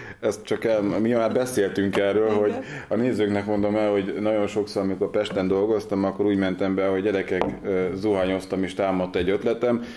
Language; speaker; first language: Hungarian; native; Hungarian